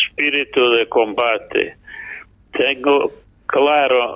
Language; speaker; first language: Spanish; non-native, fluent; English